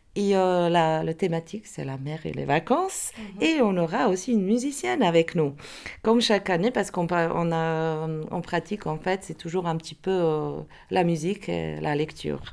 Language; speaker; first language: French; non-native, fluent; Croatian